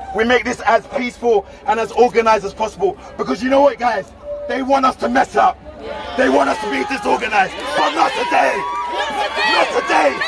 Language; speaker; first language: English; native; English